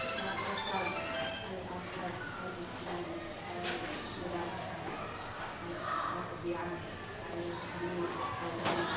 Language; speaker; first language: Arabic; non-native, learner; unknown